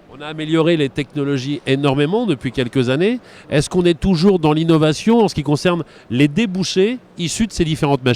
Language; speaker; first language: French; native; French